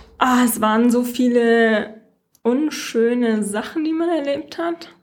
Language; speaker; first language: German; native; German